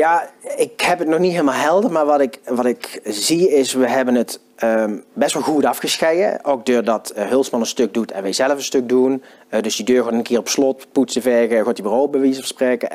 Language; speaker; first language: Dutch; native; Dutch